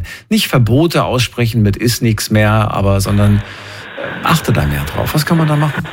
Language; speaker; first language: German; native; German